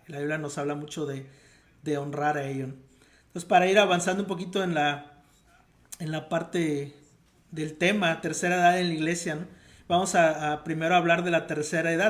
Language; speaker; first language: Spanish; native; Spanish